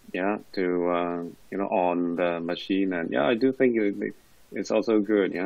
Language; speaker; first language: English; non-native, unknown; Chinese